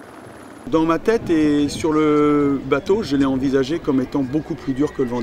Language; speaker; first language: French; native; French